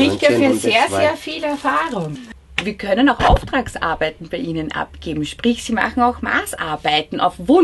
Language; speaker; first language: German; native; German